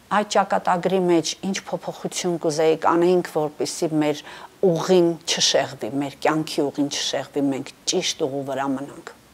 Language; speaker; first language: Armenian; native; Armenian